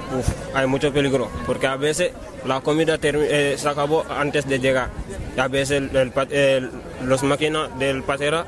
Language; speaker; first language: Spanish; non-native, learner; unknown